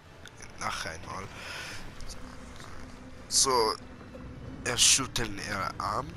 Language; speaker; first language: German; non-native, learner; English